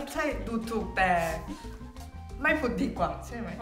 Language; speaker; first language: Thai; non-native, fluent; Korean